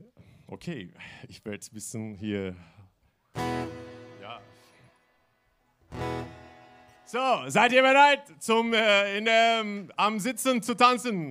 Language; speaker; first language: German; non-native, fluent; Turkish